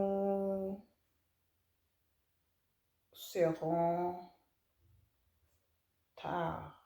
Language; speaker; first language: French; non-native, learner; English